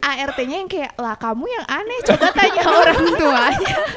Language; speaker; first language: Indonesian; early bilingual, heritage; Indonesian